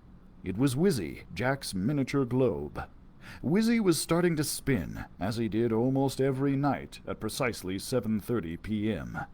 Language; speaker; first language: English; native; English